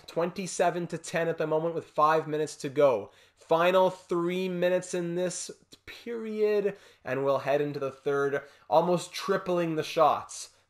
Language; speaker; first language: English; native; English